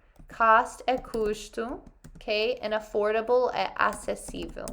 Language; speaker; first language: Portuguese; non-native, fluent; English